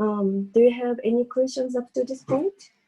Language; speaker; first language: English; non-native, fluent; Japanese